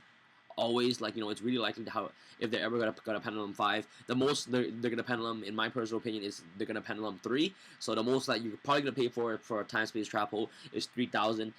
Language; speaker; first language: English; native; English